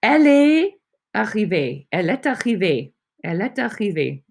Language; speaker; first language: French; non-native, fluent; English